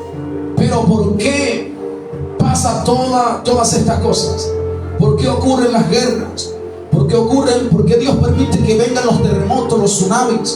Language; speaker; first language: Spanish; native; Spanish